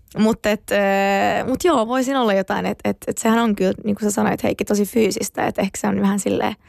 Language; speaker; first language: Finnish; non-native, local second language; Swedish